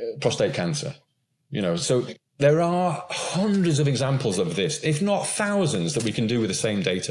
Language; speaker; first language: English; native; English